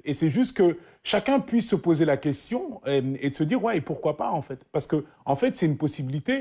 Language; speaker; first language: French; native; French